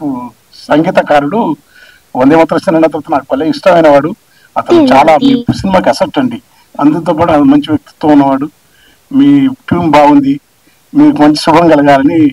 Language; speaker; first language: Telugu; native; Telugu